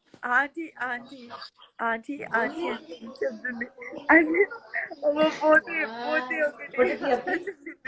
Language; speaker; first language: Telugu; non-native, local second language; Gujarati